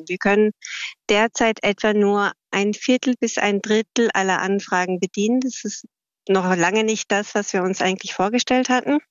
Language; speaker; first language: German; native; German